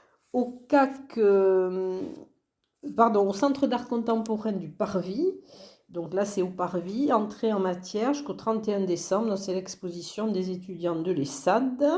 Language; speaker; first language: French; native; French